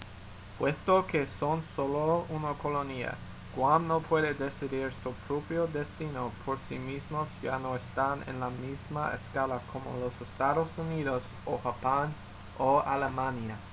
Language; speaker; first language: Spanish; non-native, learner; English